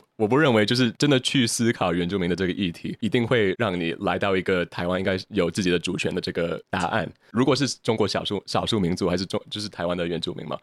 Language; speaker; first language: Chinese; early bilingual, heritage; English